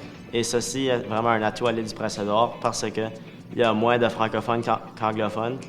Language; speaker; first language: French; native; French